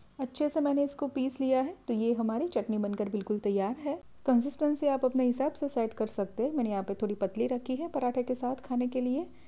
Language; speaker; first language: Hindi; non-native, local second language; Gujarati